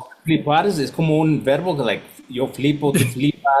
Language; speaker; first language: Spanish; non-native, learner; English